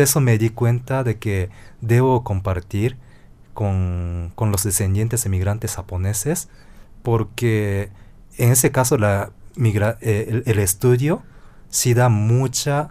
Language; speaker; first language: Spanish; non-native, fluent; Japanese